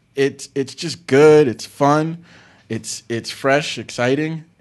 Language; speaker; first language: English; native; English